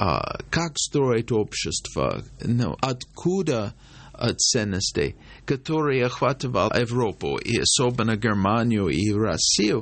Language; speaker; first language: Russian; non-native, fluent; English